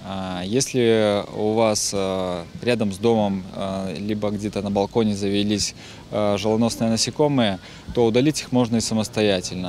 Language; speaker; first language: Russian; native; Russian